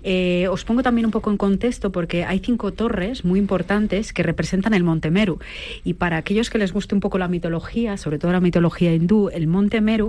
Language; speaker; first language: Spanish; native; Spanish